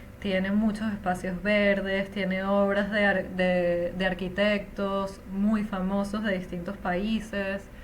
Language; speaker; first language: Spanish; native; Spanish